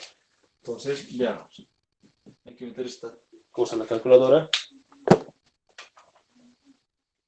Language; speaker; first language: Spanish; native; Spanish